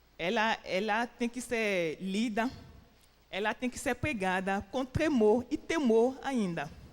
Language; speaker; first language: Portuguese; non-native, fluent; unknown